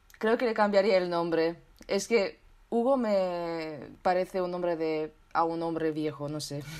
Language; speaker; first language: Spanish; non-native, fluent; Romanian